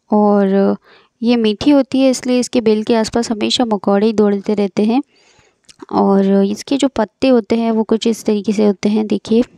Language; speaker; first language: Hindi; native; Hindi